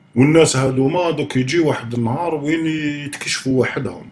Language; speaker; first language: French; non-native, local second language; Arabic